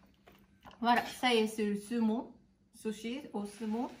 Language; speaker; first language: French; non-native, learner; Japanese